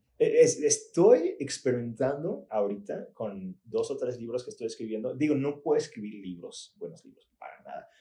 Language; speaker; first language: Spanish; early bilingual, other home language; English